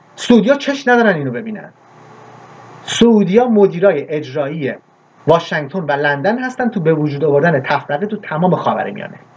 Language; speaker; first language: Persian; early bilingual, heritage; Persian